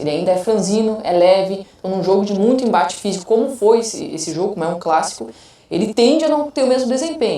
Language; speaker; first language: Portuguese; native; Portuguese